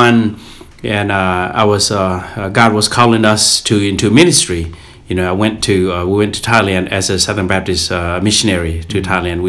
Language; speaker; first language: English; non-native, fluent; Lao